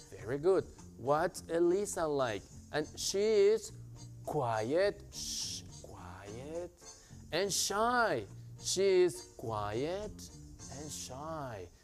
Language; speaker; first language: English; non-native, fluent; Spanish